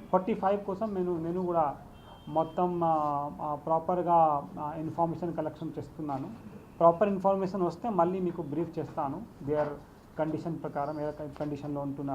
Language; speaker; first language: Telugu; non-native, local second language; Hindi